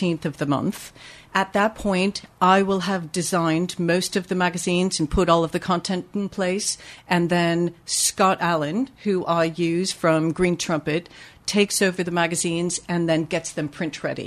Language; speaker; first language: English; native; English